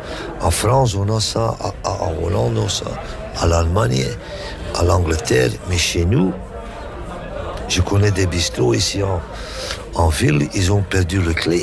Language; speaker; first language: French; non-native, local second language; Dutch